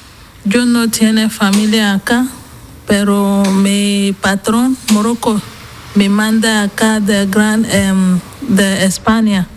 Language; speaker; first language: Spanish; non-native, learner; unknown